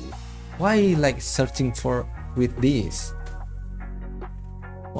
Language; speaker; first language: English; non-native, learner; Indonesian